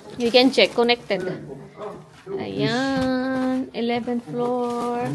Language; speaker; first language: English; non-native, local second language; Filipino